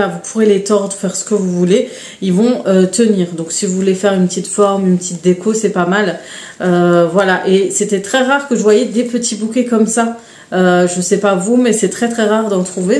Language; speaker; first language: French; native; French